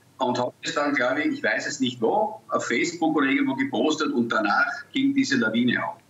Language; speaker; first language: German; native; German